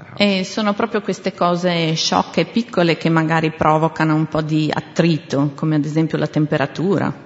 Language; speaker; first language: Italian; native; Italian